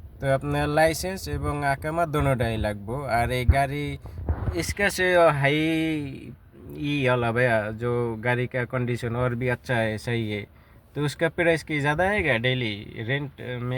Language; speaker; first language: Hindi; non-native, fluent; Bangla